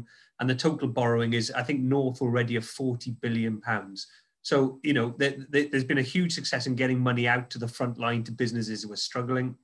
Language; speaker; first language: English; native; English